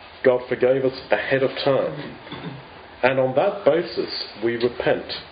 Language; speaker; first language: English; native; English